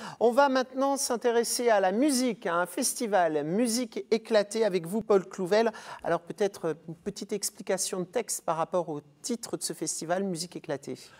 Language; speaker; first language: French; native; French